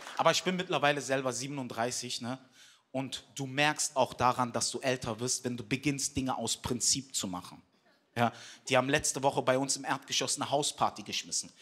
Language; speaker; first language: German; early bilingual, other home language; Turkish